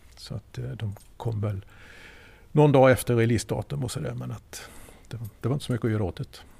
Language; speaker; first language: Swedish; native; Swedish